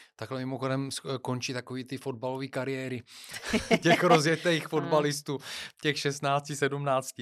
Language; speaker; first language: Czech; non-native, fluent; Bulgarian